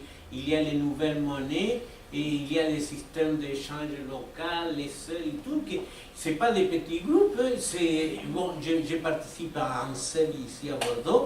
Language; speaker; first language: French; non-native, fluent; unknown